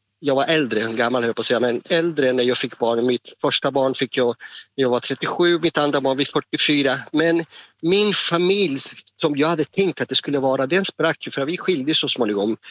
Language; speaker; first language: Swedish; non-native, fluent; Spanish